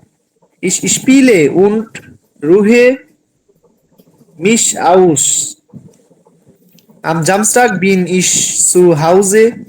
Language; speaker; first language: German; non-native, learner; Bangla